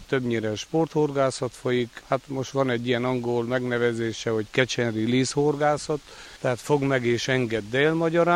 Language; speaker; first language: Hungarian; native; Hungarian